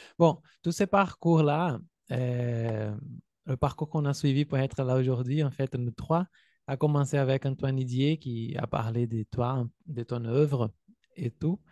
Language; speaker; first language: French; non-native, fluent; Portuguese